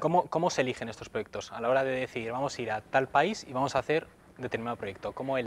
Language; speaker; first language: Spanish; native; Spanish